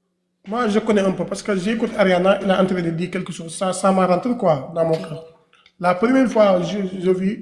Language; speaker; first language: French; non-native, local second language; Wolof